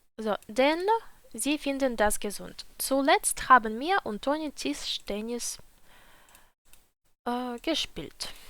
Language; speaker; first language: German; non-native, fluent; Ukrainian